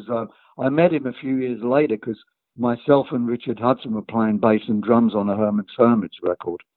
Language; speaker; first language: English; native; English